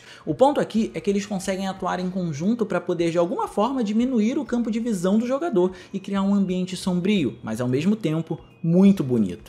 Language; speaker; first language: Portuguese; native; Portuguese